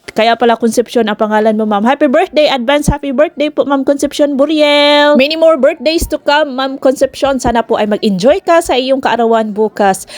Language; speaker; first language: Filipino; non-native, local second language; Cebuano